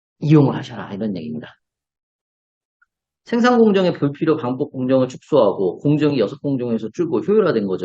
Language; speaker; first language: Korean; native; Korean